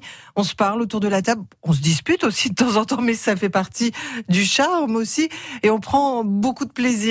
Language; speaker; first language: French; native; French